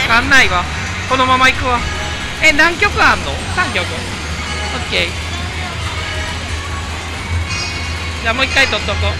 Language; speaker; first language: Japanese; native; Japanese